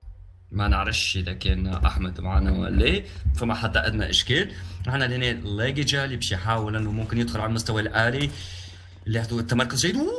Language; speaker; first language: Arabic; native; Arabic